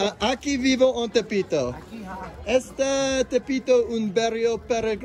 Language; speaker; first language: Spanish; non-native, learner; English